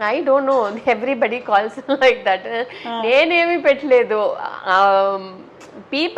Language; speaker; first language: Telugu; non-native, learner; Tamil